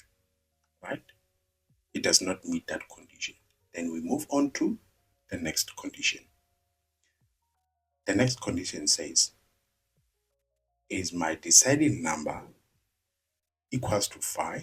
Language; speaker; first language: English; non-native, local second language; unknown